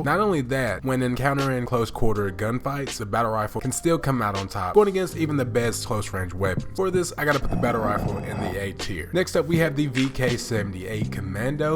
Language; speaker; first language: English; native; English